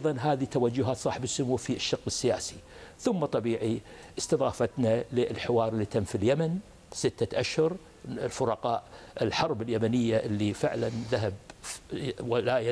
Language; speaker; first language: Arabic; native; Arabic